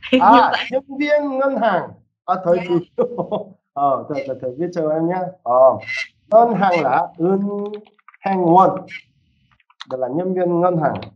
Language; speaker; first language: Vietnamese; non-native, fluent; Korean